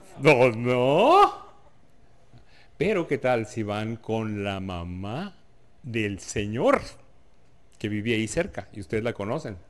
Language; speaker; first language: Spanish; native; Spanish